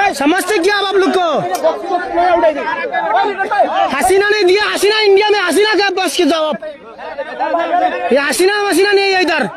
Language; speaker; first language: Hindi; non-native, learner; Bangla